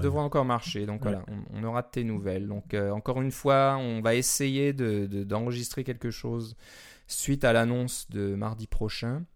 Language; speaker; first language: French; native; French